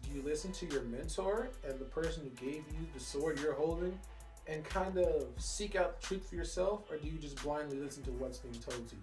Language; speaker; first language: English; native; English